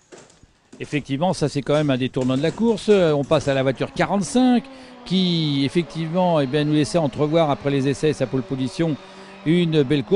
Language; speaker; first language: French; native; French